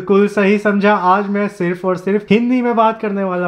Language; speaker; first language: Hindi; native; Hindi